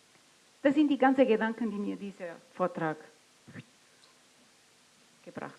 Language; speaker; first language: German; non-native, fluent; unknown